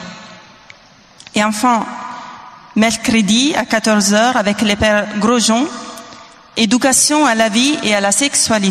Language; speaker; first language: French; non-native, fluent; Italian